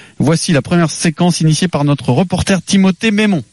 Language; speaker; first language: French; native; French